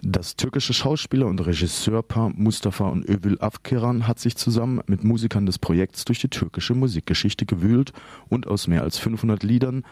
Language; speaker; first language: German; native; German